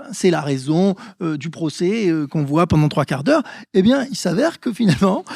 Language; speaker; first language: French; native; French